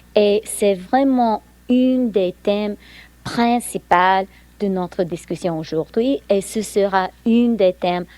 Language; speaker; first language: French; non-native, fluent; English